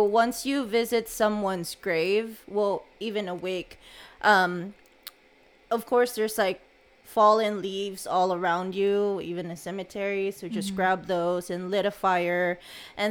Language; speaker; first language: English; non-native, local second language; Cebuano